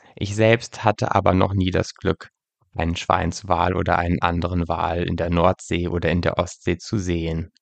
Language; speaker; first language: German; native; German